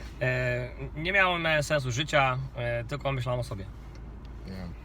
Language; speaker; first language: Polish; non-native, fluent; Kinyarwanda